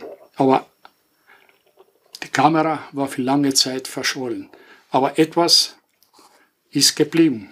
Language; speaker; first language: German; non-native, fluent; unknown